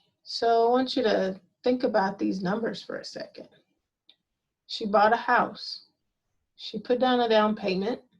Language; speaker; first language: English; native; English